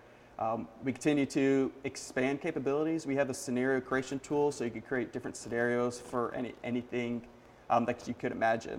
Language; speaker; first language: English; native; English